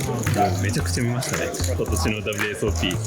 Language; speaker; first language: Japanese; native; Japanese